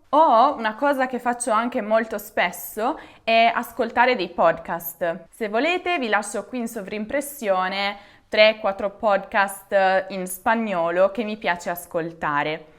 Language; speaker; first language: Italian; native; Italian